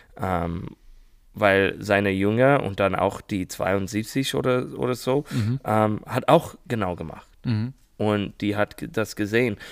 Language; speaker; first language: German; non-native, learner; English